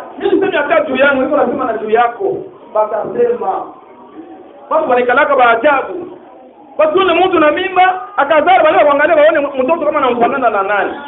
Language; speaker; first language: Swahili; native; Swahili